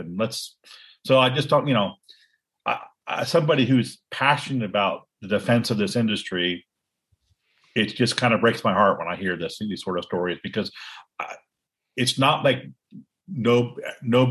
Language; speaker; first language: English; native; English